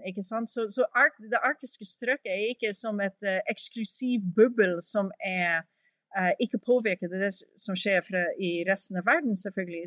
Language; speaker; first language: Norwegian; early bilingual, heritage; English